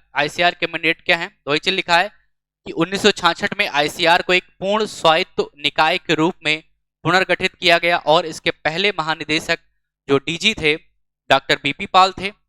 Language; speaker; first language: Hindi; native; Hindi